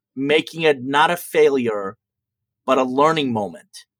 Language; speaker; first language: English; early bilingual, other home language; Persian